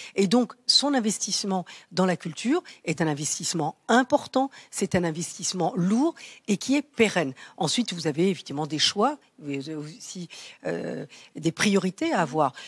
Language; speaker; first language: French; native; French